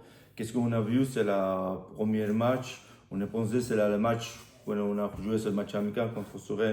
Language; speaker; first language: French; non-native, learner; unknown